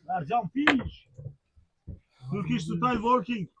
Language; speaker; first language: English; non-native, learner; Turkish